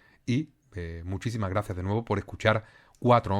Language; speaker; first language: Spanish; native; Spanish